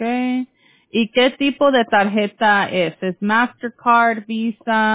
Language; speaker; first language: Spanish; early bilingual, heritage; Spanish